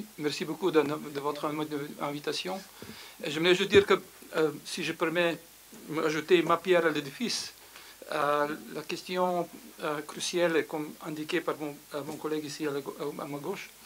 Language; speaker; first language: French; non-native, fluent; Slovenian